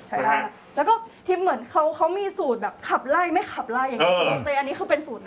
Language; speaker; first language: Thai; native; Thai